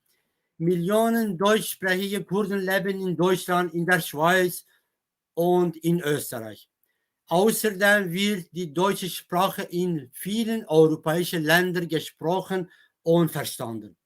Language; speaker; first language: German; non-native, fluent; Kurdish